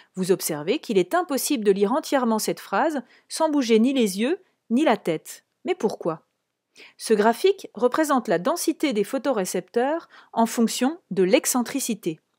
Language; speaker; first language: French; native; French